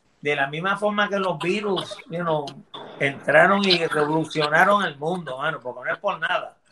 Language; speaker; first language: Spanish; early bilingual, heritage; Spanish